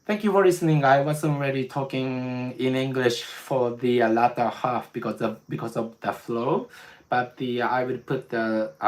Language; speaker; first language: English; non-native, learner; Japanese